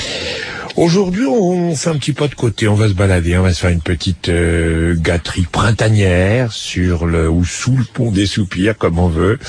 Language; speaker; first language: French; native; French